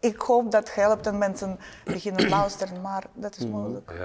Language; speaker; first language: Dutch; non-native, learner; Ukrainian